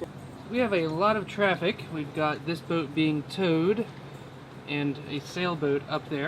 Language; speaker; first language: English; native; English